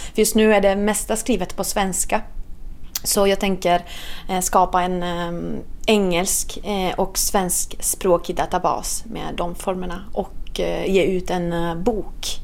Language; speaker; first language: Swedish; non-native, fluent; Italian